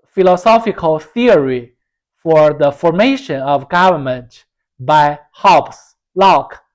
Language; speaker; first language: English; non-native, fluent; Chinese